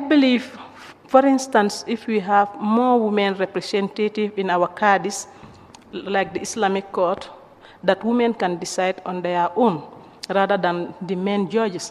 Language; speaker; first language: English; non-native, local second language; Mandingo